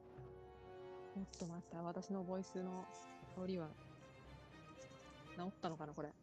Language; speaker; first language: Japanese; native; Japanese